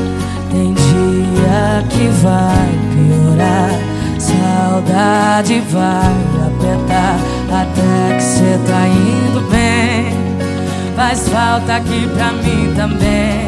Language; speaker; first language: Portuguese; native; Portuguese